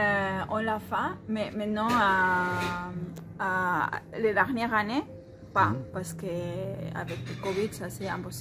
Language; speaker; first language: French; non-native, fluent; Spanish